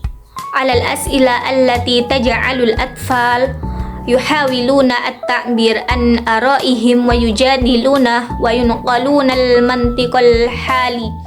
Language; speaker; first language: Arabic; non-native, learner; Indonesian